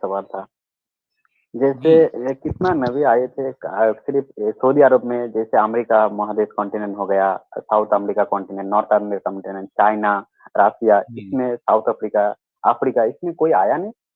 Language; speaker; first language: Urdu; non-native, local second language; Bangla